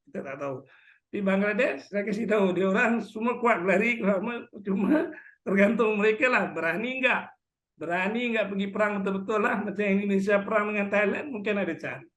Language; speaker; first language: Malay; native; Malay